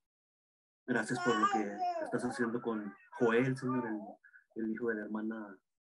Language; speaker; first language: Spanish; native; Spanish